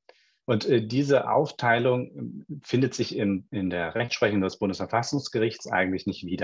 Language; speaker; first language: German; native; German